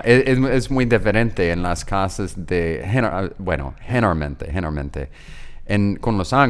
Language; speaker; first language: Spanish; non-native, learner; English